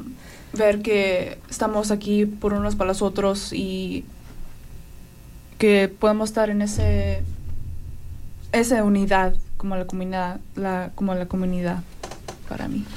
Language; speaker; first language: Spanish; early bilingual, heritage; Spanish